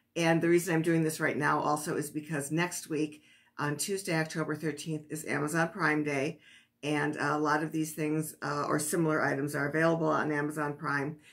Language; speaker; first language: English; native; English